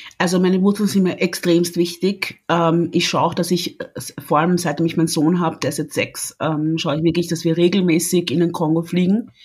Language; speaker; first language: German; early bilingual, other home language; Lingala